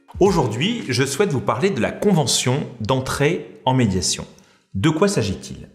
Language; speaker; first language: French; native; French